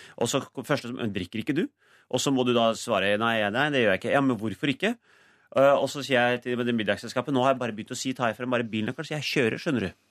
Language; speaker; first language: Norwegian; early bilingual, other home language; Urdu